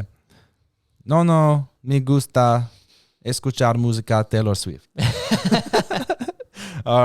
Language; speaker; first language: Spanish; non-native, learner; English